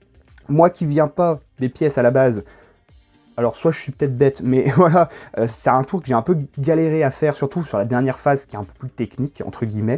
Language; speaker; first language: French; native; French